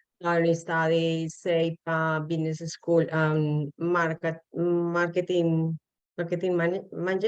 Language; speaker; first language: English; non-native, learner; Spanish